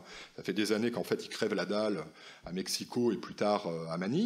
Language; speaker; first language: French; native; French